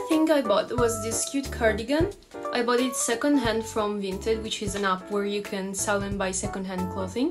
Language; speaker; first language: English; non-native, fluent; Italian